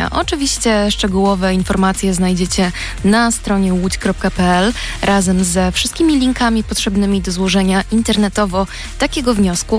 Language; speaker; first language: Polish; native; Polish